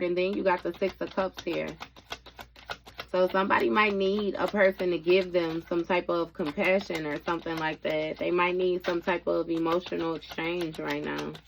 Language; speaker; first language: English; native; English